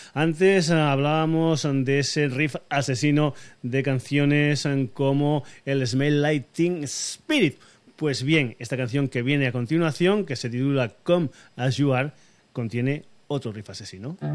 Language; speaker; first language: Spanish; native; Spanish